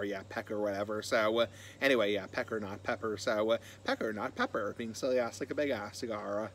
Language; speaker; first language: English; native; English